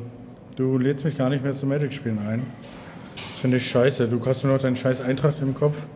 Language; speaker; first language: German; native; German